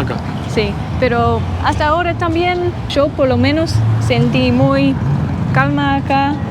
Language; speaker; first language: Spanish; non-native, learner; English